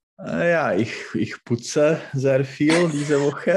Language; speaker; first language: German; non-native, learner; Czech